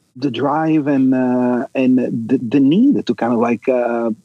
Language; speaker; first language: English; non-native, fluent; Italian